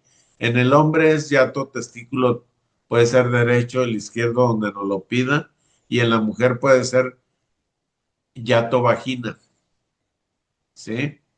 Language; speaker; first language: Spanish; native; Spanish